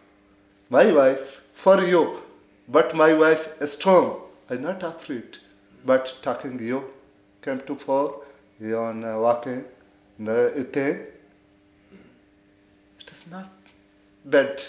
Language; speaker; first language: English; non-native, learner; Baluchi